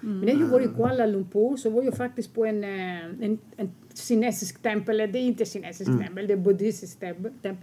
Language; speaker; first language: Swedish; non-native, fluent; Greek